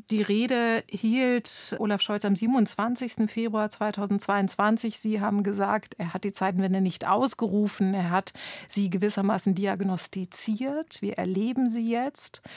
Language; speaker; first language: German; native; German